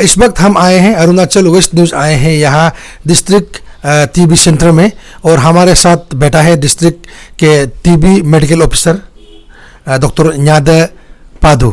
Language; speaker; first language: Hindi; non-native, local second language; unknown